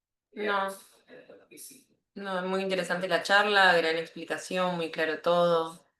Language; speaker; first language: Spanish; native; Spanish